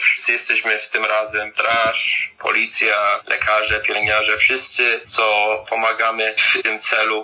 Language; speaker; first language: Polish; early bilingual, heritage; Polish